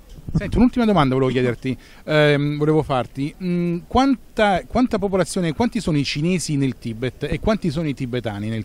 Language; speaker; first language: Italian; native; Italian